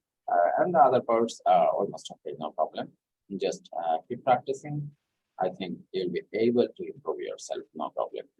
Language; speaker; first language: English; non-native, fluent; Bangla